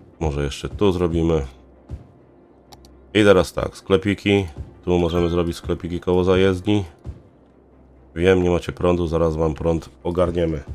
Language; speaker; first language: Polish; native; Polish